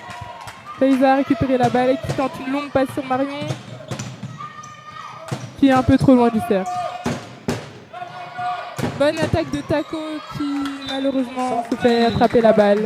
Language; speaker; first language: French; native; French